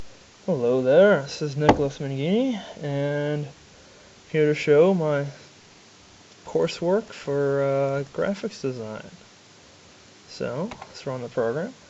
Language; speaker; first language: English; native; English